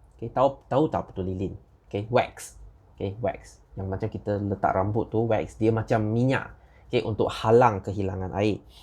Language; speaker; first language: Malay; non-native, local second language; Chinese